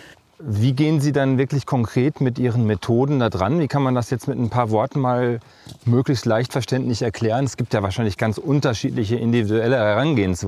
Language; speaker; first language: German; native; German